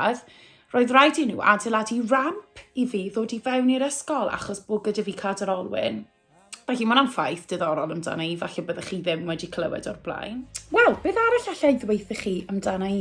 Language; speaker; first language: Welsh; native; Welsh